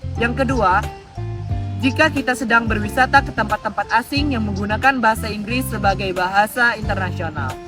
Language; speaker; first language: Indonesian; non-native, local second language; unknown